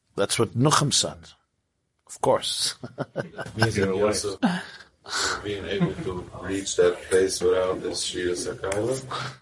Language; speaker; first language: English; native; English